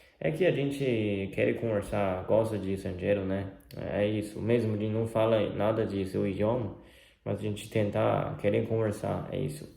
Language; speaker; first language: Portuguese; non-native, fluent; Chinese